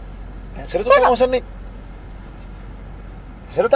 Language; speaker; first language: Spanish; native; Spanish